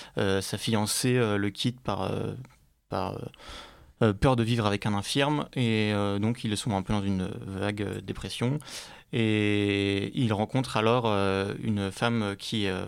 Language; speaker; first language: French; native; French